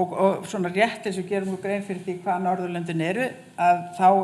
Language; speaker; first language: Icelandic; native; Icelandic